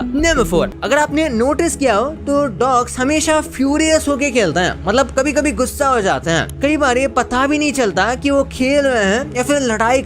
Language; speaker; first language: Hindi; native; Hindi